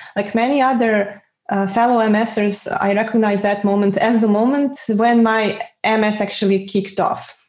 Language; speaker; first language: English; non-native, fluent; Serbian